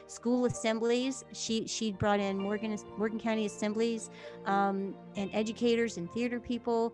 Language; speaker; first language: English; native; English